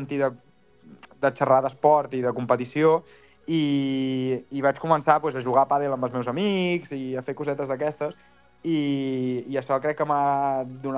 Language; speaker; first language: Catalan; native; Catalan